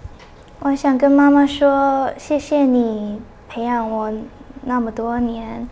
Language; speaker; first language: Chinese; early bilingual, heritage; Chinese